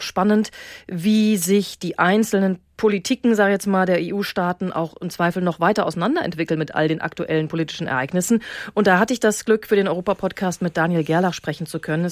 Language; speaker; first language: German; native; German